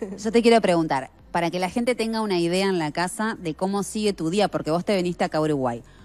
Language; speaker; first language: Spanish; native; Spanish